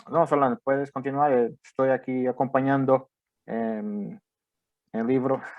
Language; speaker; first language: Spanish; non-native, fluent; Portuguese